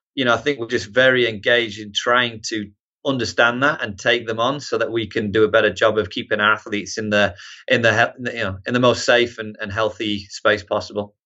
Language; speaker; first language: English; native; English